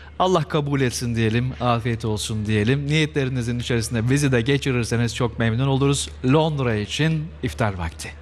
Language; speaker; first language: Turkish; native; Turkish